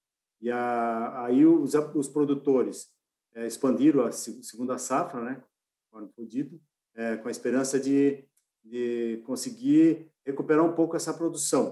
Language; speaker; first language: Portuguese; native; Portuguese